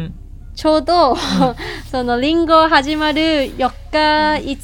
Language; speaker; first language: Japanese; non-native, fluent; Cantonese